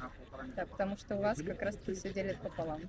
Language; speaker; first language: Russian; native; Russian